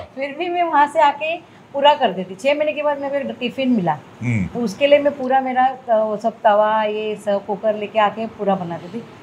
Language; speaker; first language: Hindi; non-native, local second language; Marathi